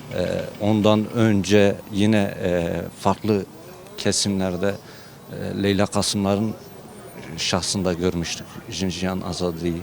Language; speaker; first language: Turkish; non-native, local second language; Kurdish